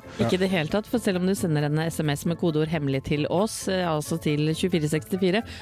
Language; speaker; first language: Norwegian; native; Norwegian